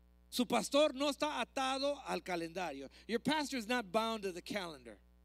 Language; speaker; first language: English; early bilingual, other home language; Spanish